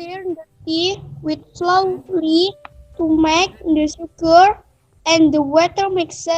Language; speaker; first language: English; non-native, learner; Indonesian